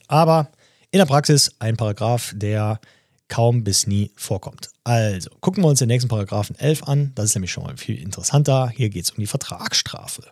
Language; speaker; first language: German; native; German